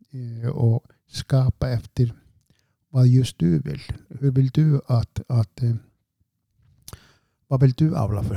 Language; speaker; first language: Swedish; non-native, fluent; Icelandic